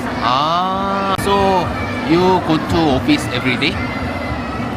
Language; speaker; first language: English; non-native, learner; Korean